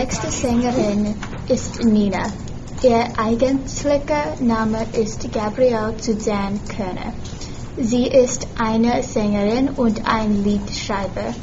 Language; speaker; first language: German; non-native, learner; English